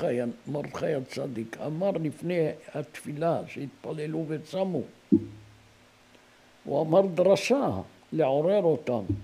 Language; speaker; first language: Hebrew; non-native, fluent; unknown